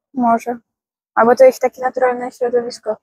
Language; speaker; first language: Polish; native; Polish